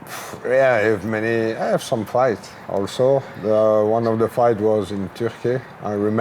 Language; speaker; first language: English; non-native, learner; French